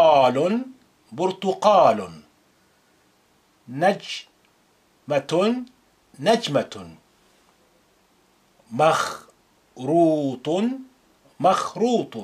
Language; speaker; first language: Arabic; non-native, fluent; English